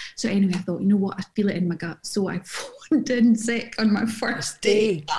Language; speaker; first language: English; native; English